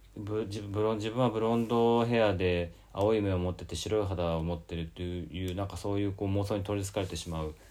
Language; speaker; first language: Japanese; native; Japanese